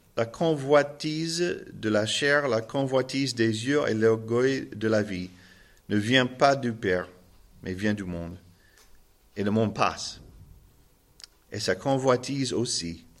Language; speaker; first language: French; non-native, learner; English